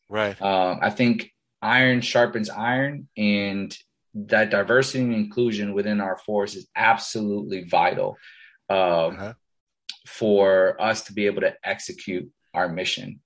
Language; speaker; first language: English; early bilingual, other home language; Spanish